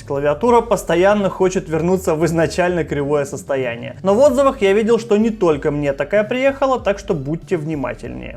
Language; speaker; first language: Russian; native; Russian